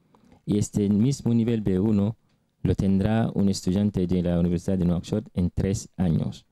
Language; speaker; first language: Spanish; non-native, fluent; Arabic